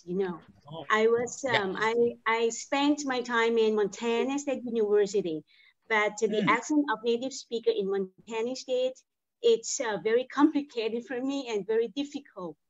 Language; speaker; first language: English; non-native, learner; Thai